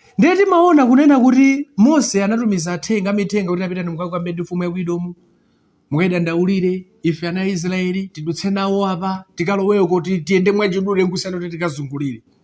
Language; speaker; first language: Nyanja; non-native, local second language; Tumbuka